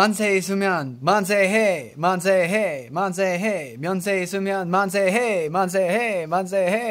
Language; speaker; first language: Korean; non-native, learner; English